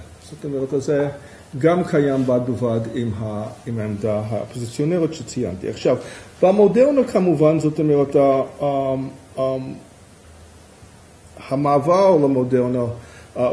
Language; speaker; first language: Hebrew; non-native, fluent; English